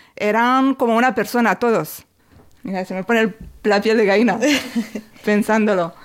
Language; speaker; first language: Spanish; non-native, fluent; Romanian